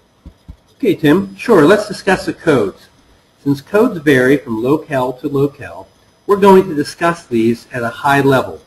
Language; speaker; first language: English; native; English